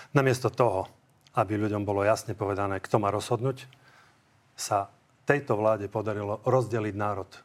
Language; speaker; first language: Slovak; native; Slovak